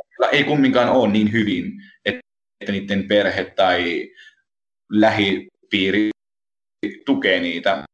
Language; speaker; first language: Finnish; native; Finnish